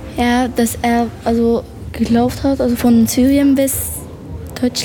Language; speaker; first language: German; non-native, learner; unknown